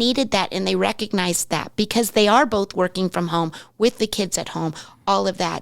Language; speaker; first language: English; native; English